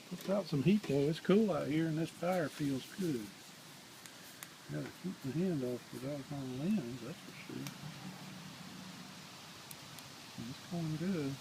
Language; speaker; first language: English; native; English